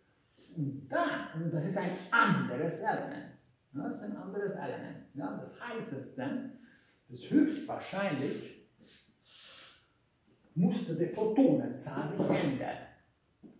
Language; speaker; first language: German; non-native, fluent; Hungarian